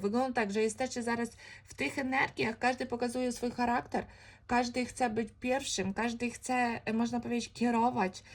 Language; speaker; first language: Polish; non-native, fluent; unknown